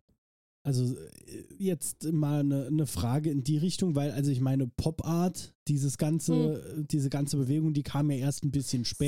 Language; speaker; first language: German; native; German